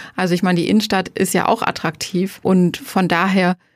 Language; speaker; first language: German; native; German